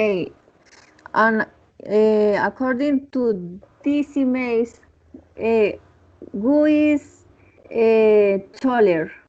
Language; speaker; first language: English; non-native, learner; Spanish